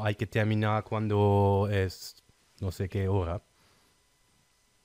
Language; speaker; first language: Spanish; non-native, fluent; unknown